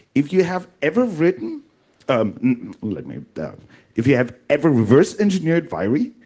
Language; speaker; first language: English; non-native, fluent; German